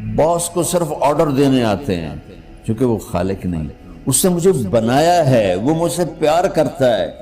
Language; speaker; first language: Urdu; non-native, local second language; Punjabi